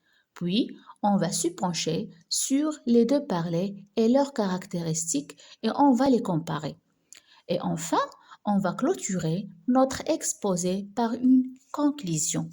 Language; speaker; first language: French; non-native, local second language; Arabic